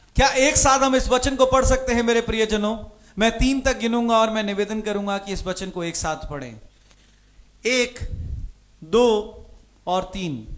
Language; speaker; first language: Hindi; non-native, local second language; Punjabi